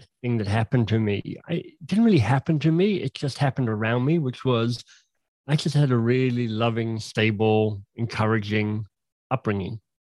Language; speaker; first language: English; native; English